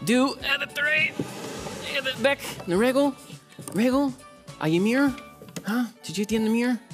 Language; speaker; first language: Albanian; non-native, learner; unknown